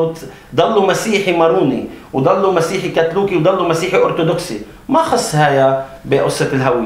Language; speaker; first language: Arabic; native; Arabic